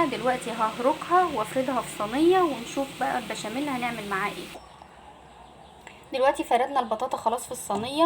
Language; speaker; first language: Arabic; native; Arabic